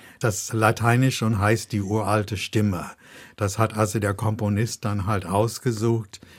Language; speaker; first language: German; non-native, fluent; English